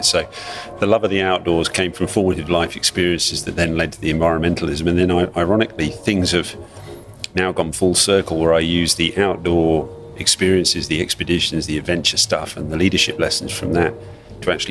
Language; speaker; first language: English; native; English